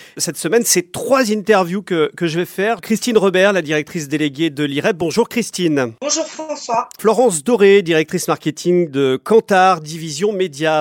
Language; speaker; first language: French; native; French